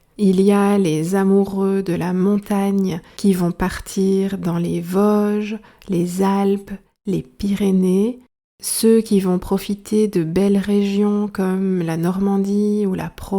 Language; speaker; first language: French; native; French